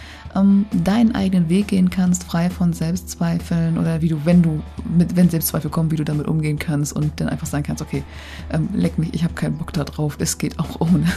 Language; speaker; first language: German; native; German